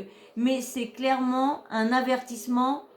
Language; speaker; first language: French; native; French